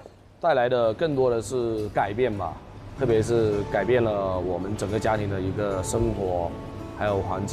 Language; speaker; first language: Chinese; non-native, local second language; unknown